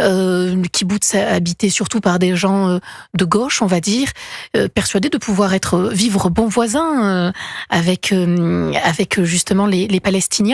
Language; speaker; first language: French; native; French